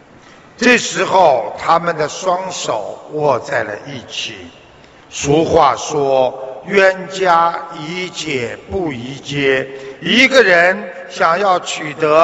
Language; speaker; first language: Chinese; native; Chinese